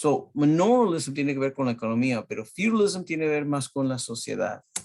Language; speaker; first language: Spanish; early bilingual, heritage; Spanish